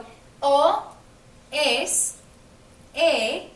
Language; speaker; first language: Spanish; non-native, fluent; English